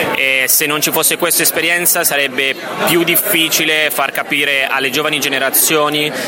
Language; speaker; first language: Italian; native; Italian